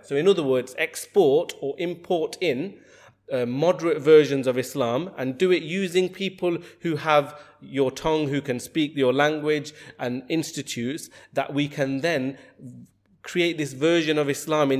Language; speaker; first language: English; native; English